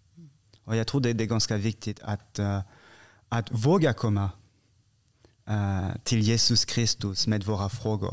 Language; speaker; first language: Swedish; non-native, fluent; French